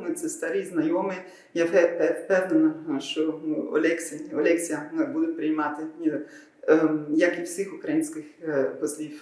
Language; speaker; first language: Ukrainian; non-native, fluent; German